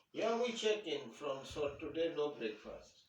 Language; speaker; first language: English; non-native, learner; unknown